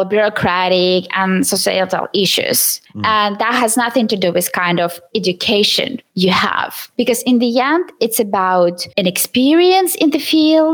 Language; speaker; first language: English; non-native, fluent; Ukrainian